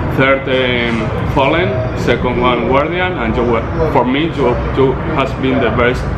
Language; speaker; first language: English; non-native, learner; Spanish